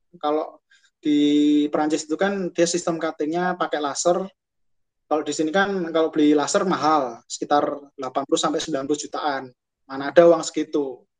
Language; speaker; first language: Indonesian; native; Indonesian